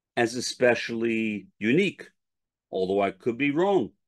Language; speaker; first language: English; native; English